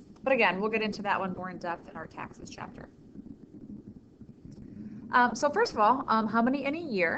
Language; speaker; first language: English; native; English